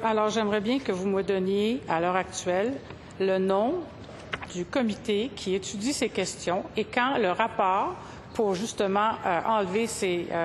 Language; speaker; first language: French; native; French